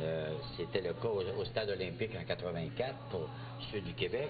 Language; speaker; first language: French; native; French